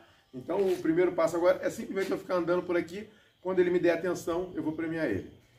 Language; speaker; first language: Portuguese; native; Portuguese